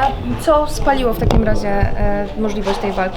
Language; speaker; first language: Polish; native; Polish